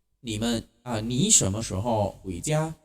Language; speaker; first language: Chinese; non-native, fluent; Thai